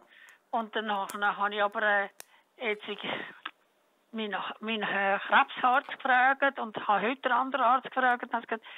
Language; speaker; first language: German; native; German